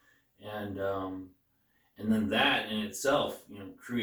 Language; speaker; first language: English; native; English